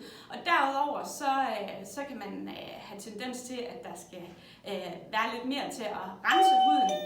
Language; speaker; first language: Danish; native; Danish